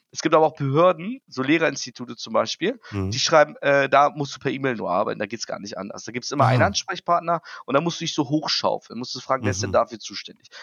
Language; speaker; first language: German; native; German